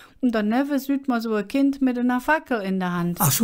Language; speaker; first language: German; native; German